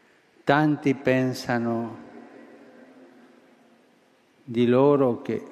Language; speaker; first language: Italian; non-native, fluent; Spanish